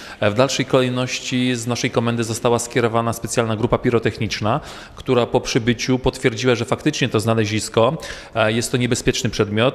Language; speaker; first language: Polish; native; Polish